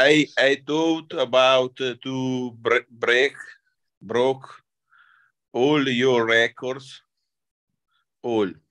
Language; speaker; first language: English; non-native, learner; Italian